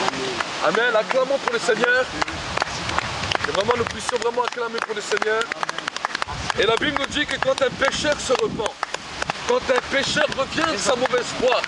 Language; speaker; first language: French; native; French